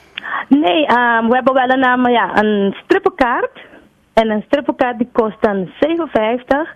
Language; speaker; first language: Dutch; non-native, local second language; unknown